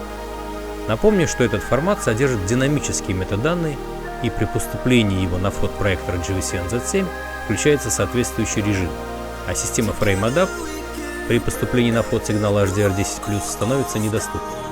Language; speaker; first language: Russian; native; Russian